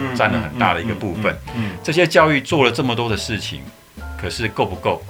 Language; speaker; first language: Chinese; native; Chinese